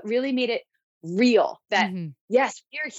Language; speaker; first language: English; native; English